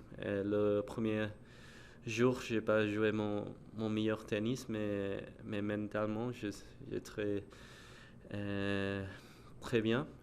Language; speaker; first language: French; non-native, learner; English